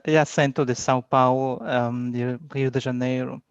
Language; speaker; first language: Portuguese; non-native, learner; Spanish